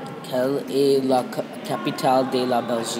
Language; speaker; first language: French; non-native, learner; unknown